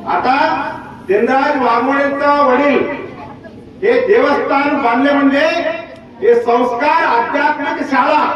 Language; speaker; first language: Marathi; non-native, local second language; Kannada